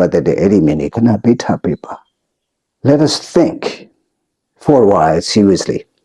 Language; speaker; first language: English; non-native, fluent; Burmese